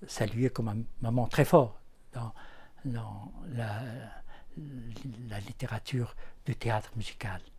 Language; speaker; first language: French; non-native, local second language; Arabic